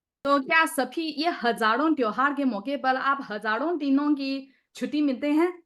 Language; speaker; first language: Hindi; non-native, fluent; Chinese